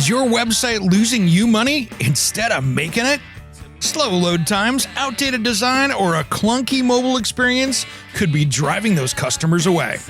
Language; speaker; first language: English; native; English